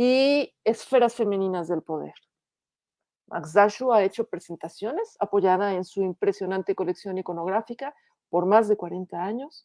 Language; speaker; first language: Spanish; native; Spanish